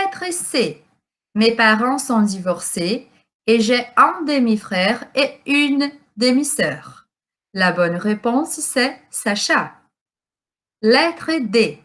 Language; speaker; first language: French; non-native, fluent; Portuguese